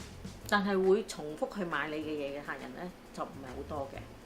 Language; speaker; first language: Cantonese; native; Cantonese